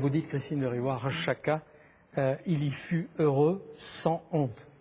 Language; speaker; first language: French; native; French